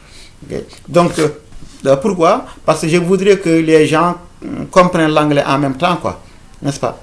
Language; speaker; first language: French; non-native, local second language; Fula